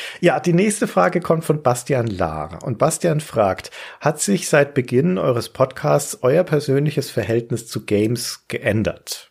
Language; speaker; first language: German; native; German